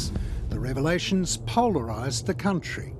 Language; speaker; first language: English; native; English